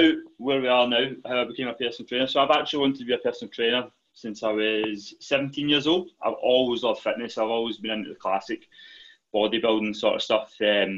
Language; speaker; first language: English; native; English